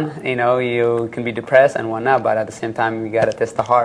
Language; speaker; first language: English; early bilingual, other home language; Tigrinya